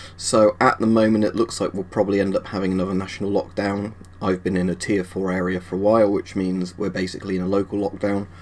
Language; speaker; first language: English; native; English